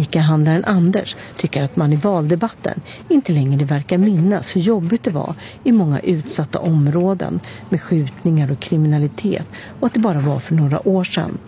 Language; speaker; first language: Swedish; native; Swedish